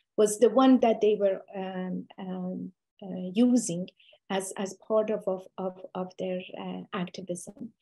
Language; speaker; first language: English; non-native, fluent; Persian